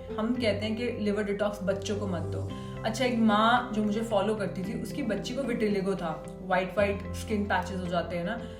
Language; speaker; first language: Hindi; native; Hindi